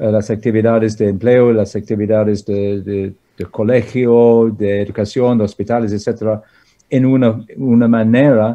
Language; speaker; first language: Spanish; non-native, fluent; English